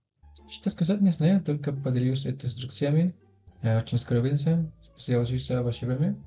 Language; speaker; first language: Russian; non-native, learner; Spanish